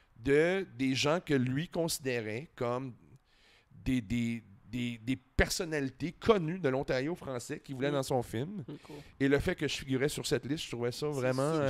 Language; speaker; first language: French; native; French